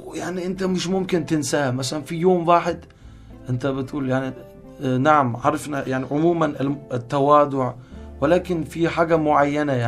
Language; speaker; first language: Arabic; non-native, fluent; Turkish